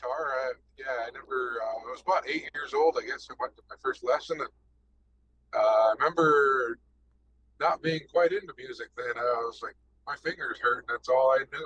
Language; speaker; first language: English; native; English